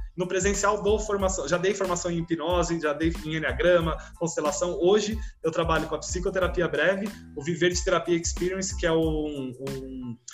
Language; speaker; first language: Portuguese; native; Portuguese